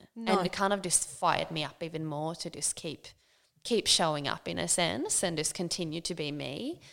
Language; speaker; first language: English; non-native, fluent; Swedish